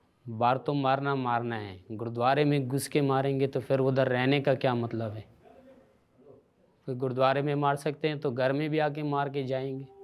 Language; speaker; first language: Hindi; non-native, learner; Persian